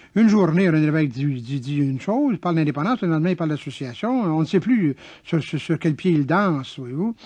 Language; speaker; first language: French; native; French